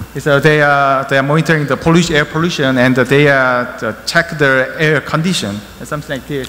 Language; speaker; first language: English; non-native, learner; Korean